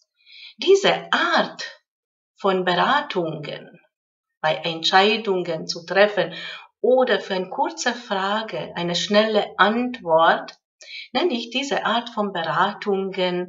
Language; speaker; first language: German; non-native, fluent; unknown